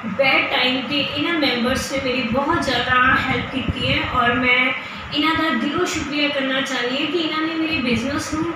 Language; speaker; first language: Hindi; non-native, local second language; Punjabi